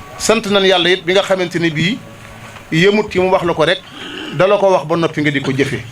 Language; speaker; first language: Wolof; native; Wolof